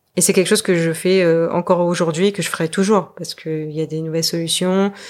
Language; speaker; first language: French; native; French